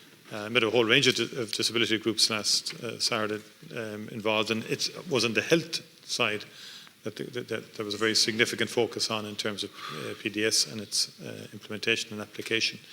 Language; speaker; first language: English; native; English